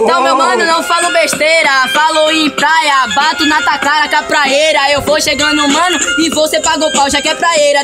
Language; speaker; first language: Portuguese; native; Portuguese